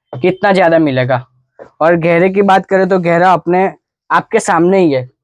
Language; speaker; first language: Hindi; non-native, local second language; Gujarati